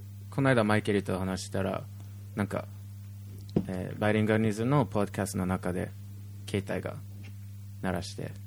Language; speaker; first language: Japanese; non-native, fluent; English